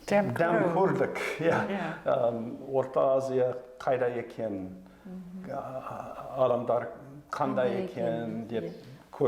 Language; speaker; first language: Kazakh; non-native, fluent; English